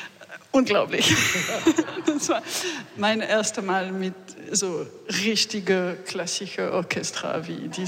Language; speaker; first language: German; non-native, learner; French